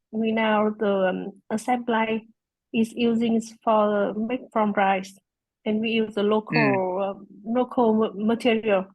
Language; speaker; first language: English; non-native, learner; Vietnamese